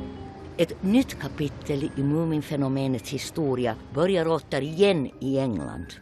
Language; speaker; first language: Swedish; native; Swedish